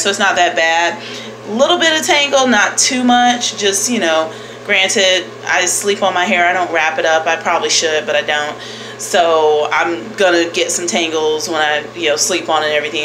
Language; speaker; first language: English; native; English